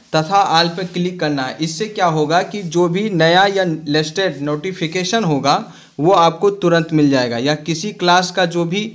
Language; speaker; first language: Hindi; native; Hindi